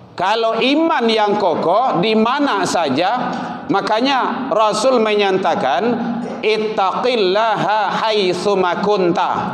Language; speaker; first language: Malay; non-native, local second language; Minangkabau